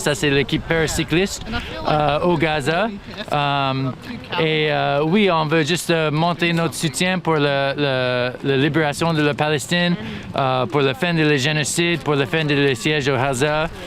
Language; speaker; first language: French; non-native, local second language; English